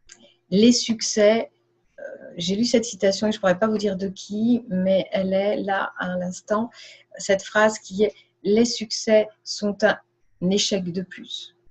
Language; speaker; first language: French; native; French